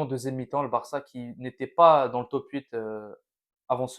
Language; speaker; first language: French; native; French